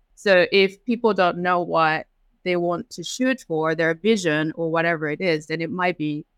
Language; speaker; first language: English; early bilingual, other home language; Japanese